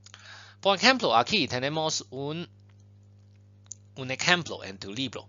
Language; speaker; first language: Spanish; non-native, fluent; Chinese